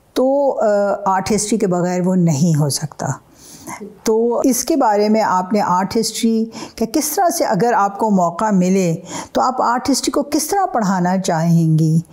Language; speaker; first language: Urdu; native; Urdu